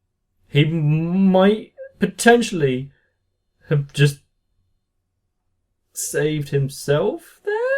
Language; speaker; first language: English; native; English